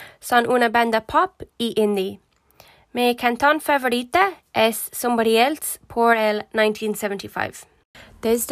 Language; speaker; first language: Spanish; non-native, learner; English